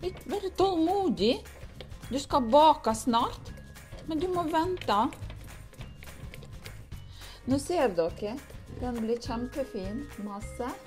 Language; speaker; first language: Norwegian; non-native, learner; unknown